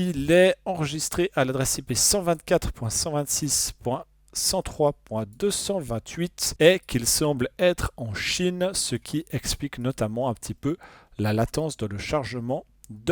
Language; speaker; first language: French; native; French